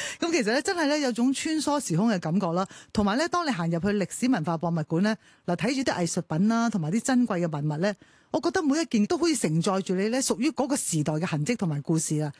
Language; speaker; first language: Cantonese; native; Cantonese